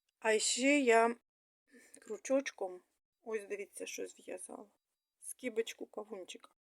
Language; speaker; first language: Ukrainian; non-native, local second language; Russian